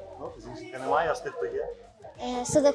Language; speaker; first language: Ukrainian; native; Ukrainian